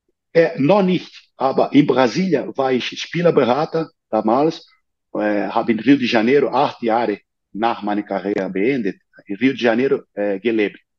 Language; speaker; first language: German; non-native, fluent; Portuguese